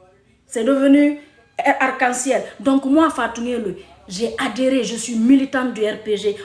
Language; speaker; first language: French; non-native, local second language; Mandingo